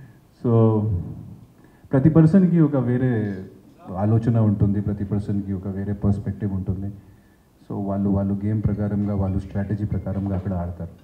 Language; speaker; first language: Telugu; non-native, fluent; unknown